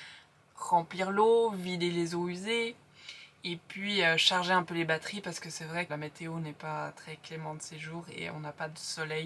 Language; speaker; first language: French; native; French